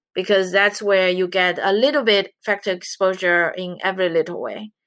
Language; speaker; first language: English; non-native, fluent; Chinese